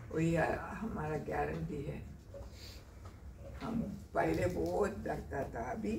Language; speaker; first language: Hindi; non-native, local second language; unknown